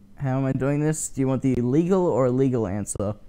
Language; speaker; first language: English; native; English